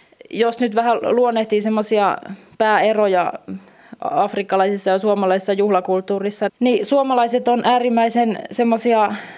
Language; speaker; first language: Finnish; native; Finnish